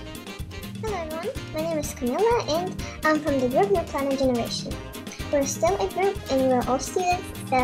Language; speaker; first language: English; non-native, learner; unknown